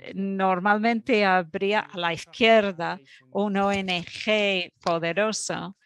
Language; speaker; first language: Spanish; non-native, fluent; Dutch